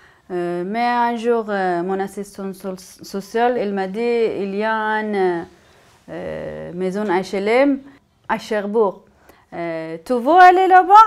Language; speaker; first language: French; non-native, learner; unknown